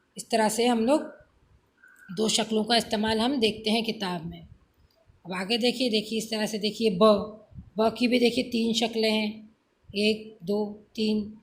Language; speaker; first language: Urdu; native; Urdu